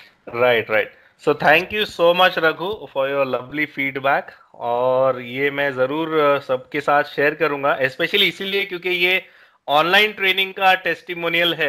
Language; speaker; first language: Hindi; native; Hindi